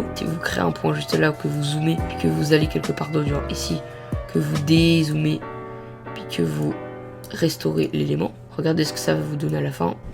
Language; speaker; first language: French; native; French